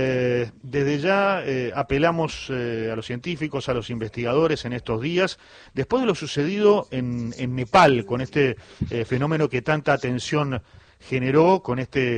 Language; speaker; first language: Spanish; native; Spanish